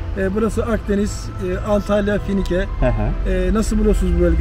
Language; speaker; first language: Turkish; native; Turkish